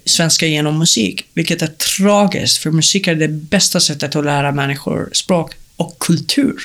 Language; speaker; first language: Swedish; non-native, fluent; Arabic